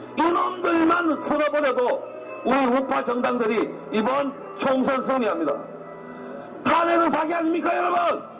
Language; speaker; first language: Korean; native; Korean